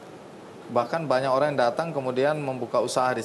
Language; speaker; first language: Indonesian; native; Indonesian